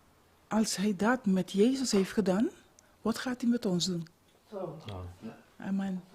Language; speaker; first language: Dutch; non-native, local second language; Papiamento